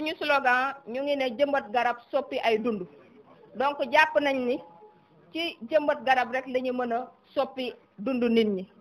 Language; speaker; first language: Wolof; non-native, local second language; Serer